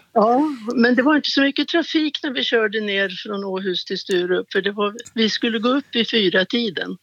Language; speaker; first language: Swedish; native; Swedish